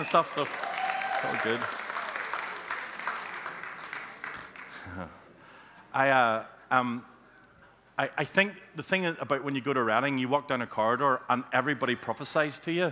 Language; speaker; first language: English; native; English